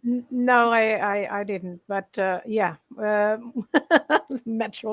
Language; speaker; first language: English; non-native, fluent; Portuguese